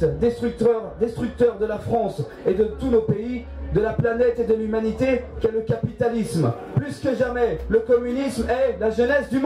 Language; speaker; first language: French; native; French